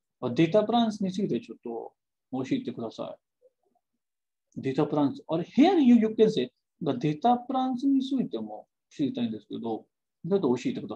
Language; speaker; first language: Japanese; non-native, fluent; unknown